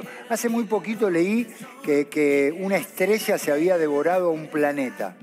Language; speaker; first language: Spanish; native; Spanish